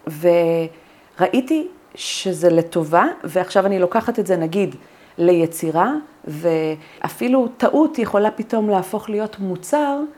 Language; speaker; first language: Hebrew; native; Hebrew